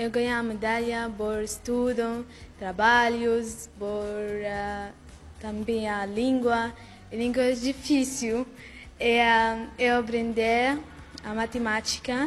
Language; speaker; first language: Portuguese; non-native, learner; Arabic